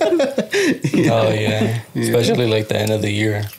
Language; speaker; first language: English; early bilingual, other home language; Spanish